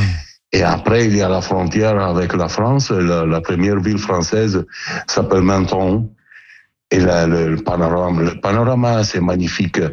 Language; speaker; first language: French; non-native, learner; Italian